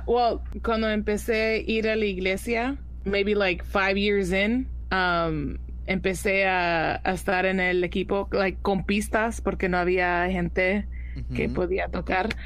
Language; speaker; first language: Spanish; early bilingual, heritage; Spanish